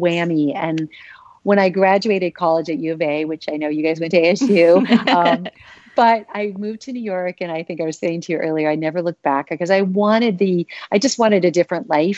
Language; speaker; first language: English; native; English